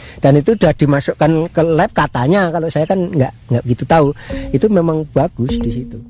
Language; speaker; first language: Indonesian; non-native, local second language; Javanese